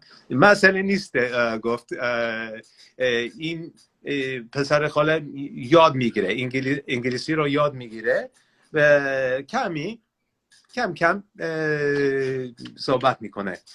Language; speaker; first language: Persian; non-native, learner; English